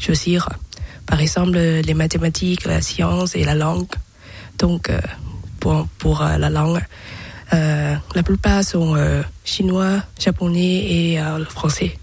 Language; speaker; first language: French; non-native, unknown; Thai